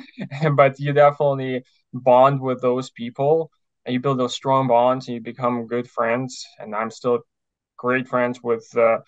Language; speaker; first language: English; non-native, fluent; Ukrainian